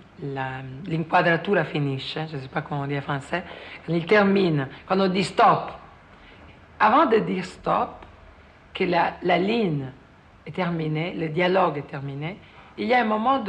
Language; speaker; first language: French; non-native, fluent; Italian